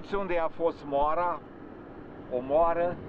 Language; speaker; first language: Romanian; non-native, local second language; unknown